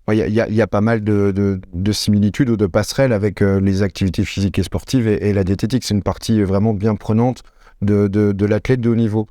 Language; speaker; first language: French; native; French